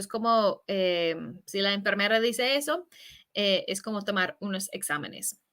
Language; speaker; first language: Spanish; non-native, fluent; English